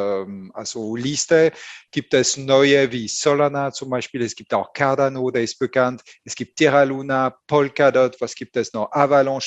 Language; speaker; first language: German; non-native, fluent; French